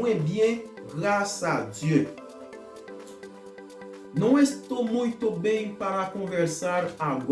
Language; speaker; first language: Portuguese; non-native, learner; Haitian Creole